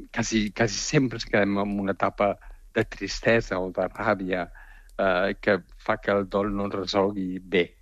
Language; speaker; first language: Catalan; native; Catalan